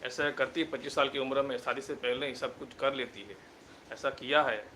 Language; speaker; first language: Hindi; non-native, local second language; Gujarati